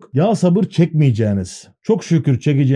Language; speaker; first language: Turkish; native; Turkish